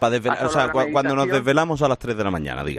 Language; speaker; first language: Spanish; native; Spanish